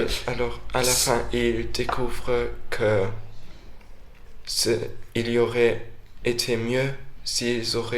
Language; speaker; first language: French; non-native, fluent; English